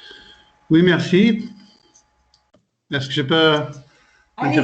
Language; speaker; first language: French; non-native, fluent; Portuguese